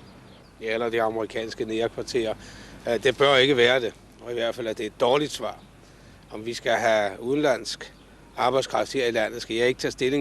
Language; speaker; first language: Danish; native; Danish